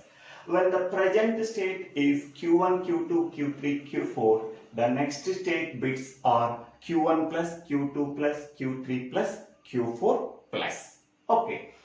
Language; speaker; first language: English; non-native, local second language; Telugu